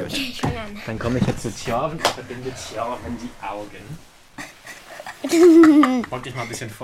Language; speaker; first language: German; native; German